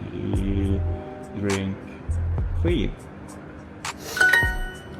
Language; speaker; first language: English; non-native, learner; Indonesian